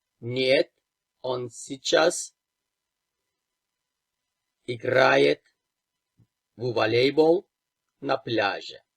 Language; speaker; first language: Russian; non-native, fluent; Turkish